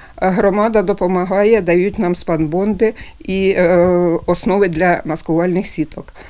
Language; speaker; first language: Ukrainian; native; Ukrainian